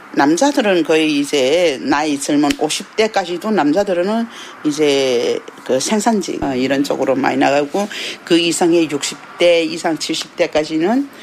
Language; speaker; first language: Korean; early bilingual, heritage; Korean